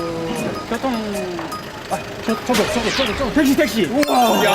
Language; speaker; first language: Korean; non-native, learner; Chinese